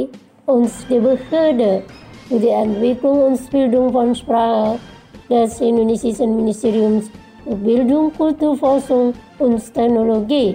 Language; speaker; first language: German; non-native, learner; Indonesian